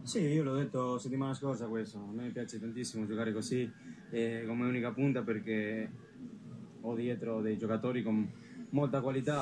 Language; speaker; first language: Italian; non-native, fluent; Spanish